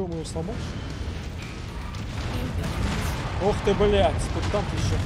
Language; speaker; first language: Russian; native; Russian